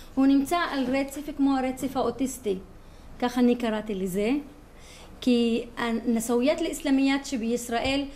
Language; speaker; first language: Hebrew; non-native, local second language; Arabic